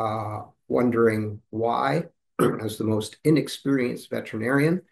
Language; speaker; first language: English; native; English